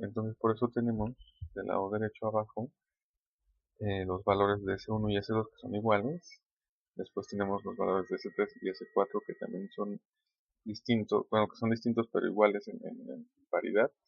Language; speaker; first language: Spanish; native; Spanish